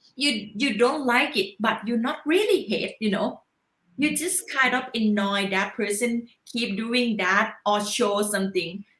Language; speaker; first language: English; non-native, learner; Thai